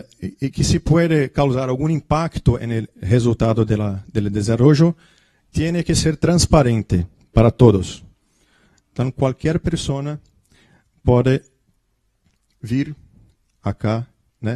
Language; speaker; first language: Spanish; non-native, learner; Portuguese